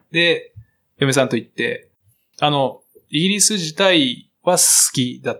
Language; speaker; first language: Japanese; native; Japanese